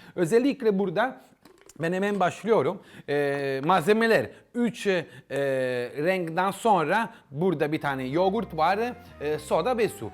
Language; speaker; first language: Turkish; non-native, learner; Italian